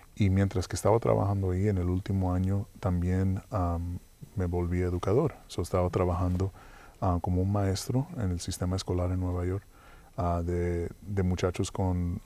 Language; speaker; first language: Spanish; early bilingual, heritage; Spanish